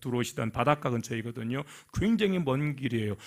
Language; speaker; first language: Korean; native; Korean